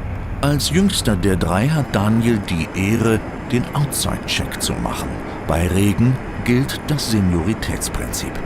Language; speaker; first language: German; native; German